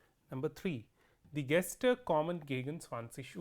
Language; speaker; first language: German; non-native, fluent; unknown